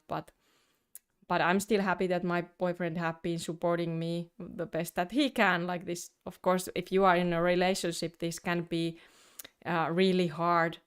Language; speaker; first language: English; non-native, fluent; Finnish